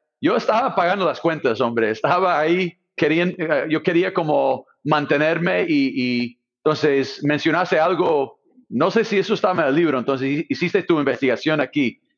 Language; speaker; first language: Spanish; non-native, fluent; English